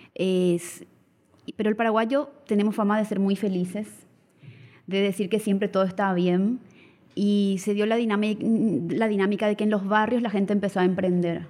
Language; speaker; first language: Spanish; native; Spanish